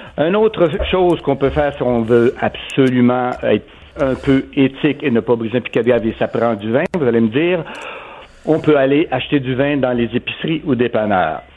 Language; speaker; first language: French; native; French